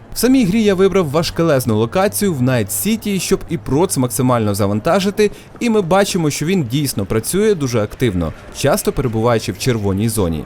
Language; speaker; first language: Ukrainian; non-native, local second language; Russian